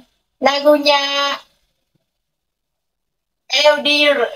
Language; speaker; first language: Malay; non-native, learner; Vietnamese